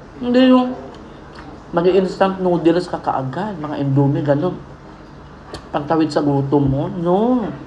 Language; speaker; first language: Filipino; non-native, local second language; Iloko